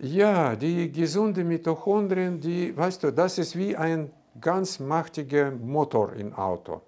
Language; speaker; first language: German; non-native, fluent; Russian